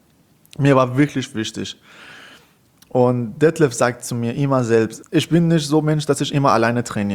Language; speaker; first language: German; non-native, learner; Persian